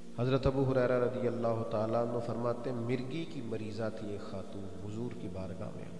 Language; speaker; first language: Urdu; non-native, local second language; Punjabi